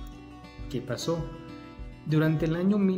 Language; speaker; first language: Spanish; native; Spanish